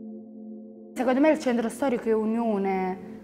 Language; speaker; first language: Italian; native; Italian